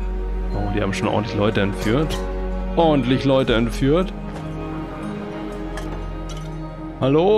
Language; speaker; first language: German; native; German